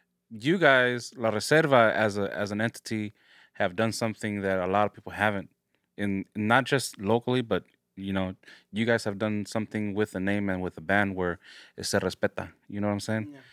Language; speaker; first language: English; early bilingual, other home language; Spanish